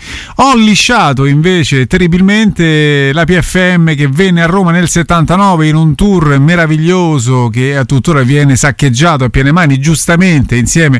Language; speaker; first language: Italian; native; Italian